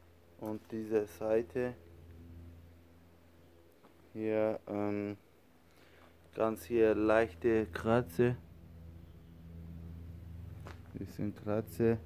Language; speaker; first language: German; non-native, learner; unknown